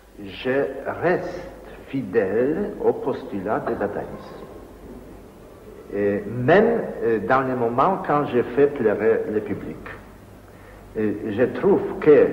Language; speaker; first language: French; non-native, fluent; Polish